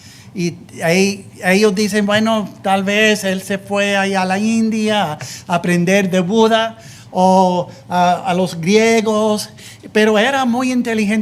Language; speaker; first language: Spanish; non-native, fluent; English